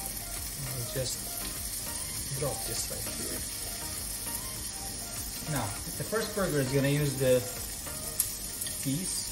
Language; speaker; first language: English; non-native, local second language; Filipino